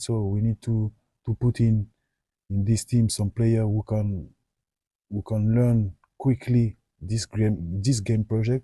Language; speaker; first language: English; non-native, learner; French